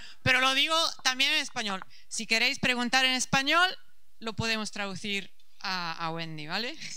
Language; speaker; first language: Spanish; native; Spanish